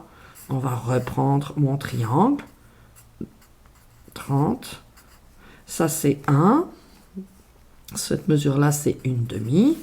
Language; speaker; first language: French; native; French